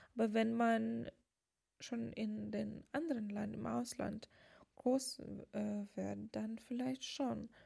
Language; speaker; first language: German; non-native, fluent; Lithuanian